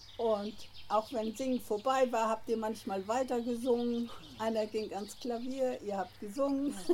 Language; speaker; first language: German; native; German